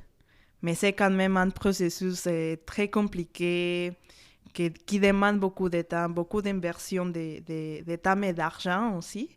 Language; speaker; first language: French; non-native, fluent; Spanish